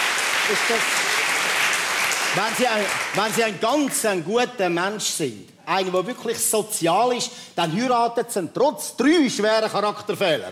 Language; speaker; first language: German; native; German